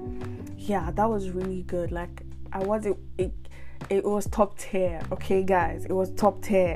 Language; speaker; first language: English; non-native, local second language; Igbo